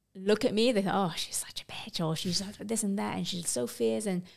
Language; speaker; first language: English; non-native, local second language; Cantonese